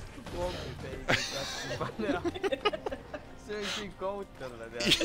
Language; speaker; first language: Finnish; non-native, learner; Estonian